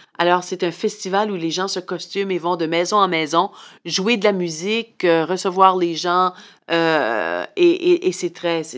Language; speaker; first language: French; native; French